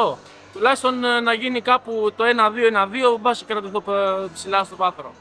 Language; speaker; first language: Greek; native; Greek